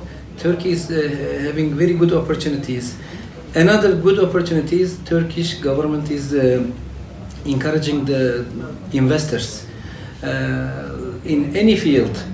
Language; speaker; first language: English; non-native, fluent; Turkish